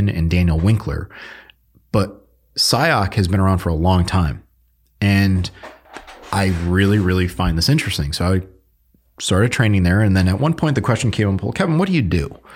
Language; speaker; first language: English; early bilingual, other home language; Filipino